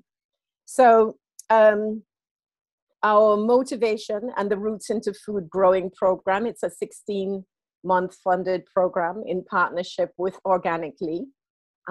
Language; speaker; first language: English; native; English